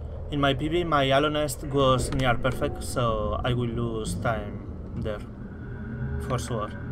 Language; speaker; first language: English; non-native, fluent; Spanish